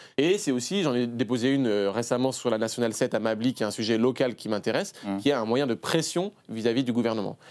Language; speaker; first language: French; native; French